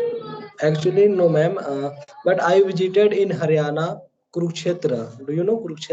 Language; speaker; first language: English; non-native, learner; Hindi